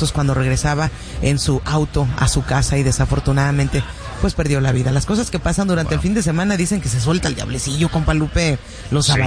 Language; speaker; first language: Spanish; early bilingual, heritage; Spanish